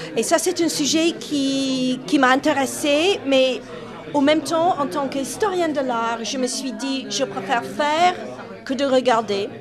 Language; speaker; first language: French; non-native, fluent; English